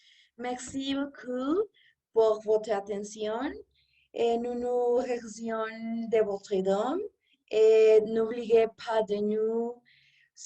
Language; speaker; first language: French; non-native, learner; Spanish